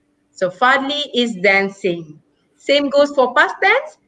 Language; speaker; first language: English; non-native, local second language; Malay